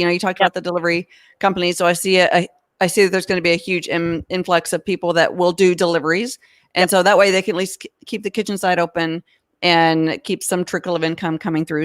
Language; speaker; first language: English; native; English